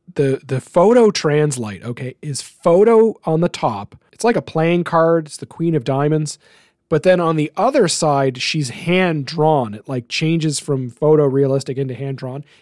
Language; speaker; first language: English; native; English